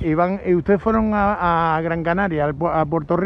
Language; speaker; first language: Spanish; native; Spanish